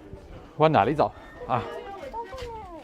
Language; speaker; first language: Chinese; non-native, fluent; English